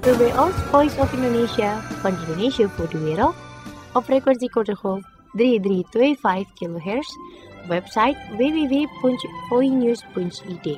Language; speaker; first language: Dutch; non-native, learner; Indonesian